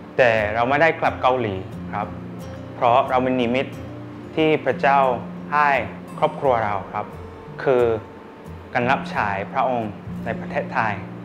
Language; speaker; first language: Thai; non-native, fluent; Korean